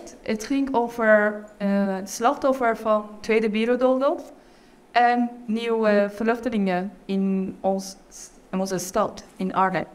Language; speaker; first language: Dutch; non-native, learner; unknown